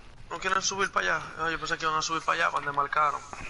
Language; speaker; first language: Spanish; early bilingual, heritage; Spanish